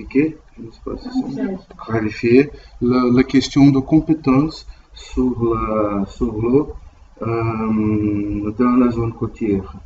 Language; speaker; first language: French; non-native, learner; Portuguese